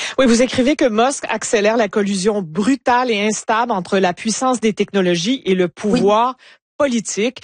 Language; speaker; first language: French; native; French